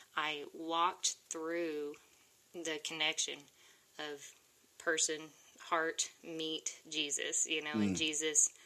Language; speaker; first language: English; native; English